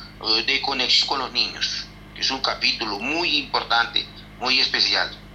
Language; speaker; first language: Spanish; non-native, local second language; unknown